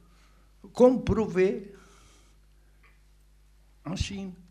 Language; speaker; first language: French; non-native, fluent; Portuguese